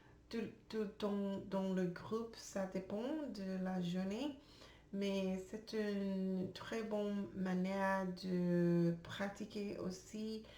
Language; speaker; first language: French; non-native, learner; English